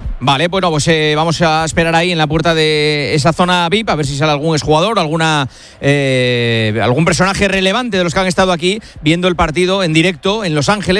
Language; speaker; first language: Spanish; native; Spanish